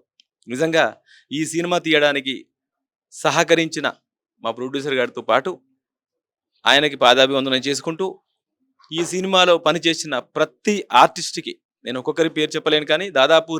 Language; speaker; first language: Telugu; native; Telugu